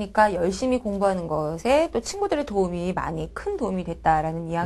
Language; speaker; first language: Korean; native; Korean